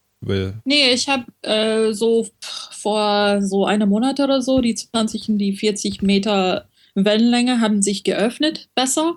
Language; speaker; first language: German; non-native, fluent; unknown